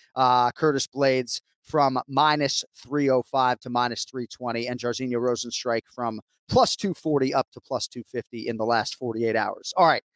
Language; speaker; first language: English; native; English